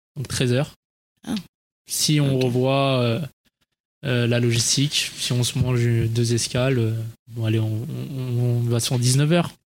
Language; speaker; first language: French; native; French